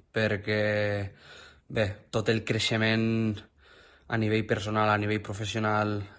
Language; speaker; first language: Catalan; non-native, local second language; Spanish